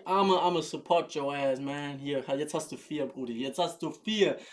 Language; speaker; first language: German; native; German